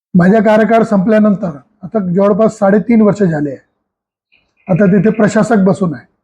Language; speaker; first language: Marathi; non-native, local second language; Hindi